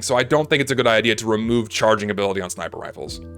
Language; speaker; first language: English; native; English